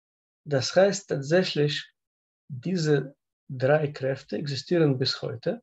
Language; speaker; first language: German; non-native, learner; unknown